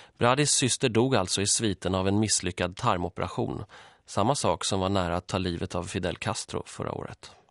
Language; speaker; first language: Swedish; early bilingual, other home language; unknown